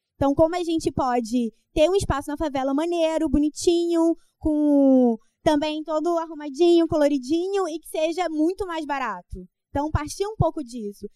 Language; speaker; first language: Portuguese; native; Portuguese